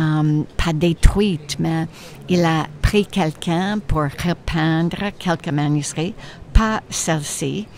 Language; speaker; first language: French; non-native, fluent; English